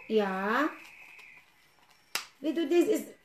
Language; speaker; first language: German; non-native, learner; Cebuano